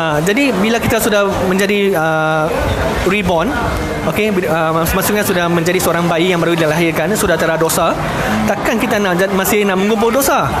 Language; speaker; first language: Malay; non-native, local second language; Chinese